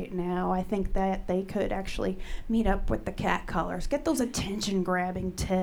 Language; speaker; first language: English; native; English